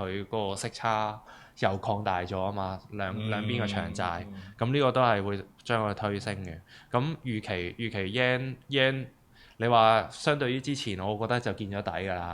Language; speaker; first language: Cantonese; native; Cantonese